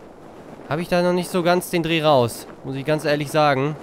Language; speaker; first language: German; native; German